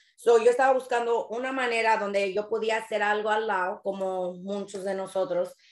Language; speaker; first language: Spanish; early bilingual, heritage; Spanish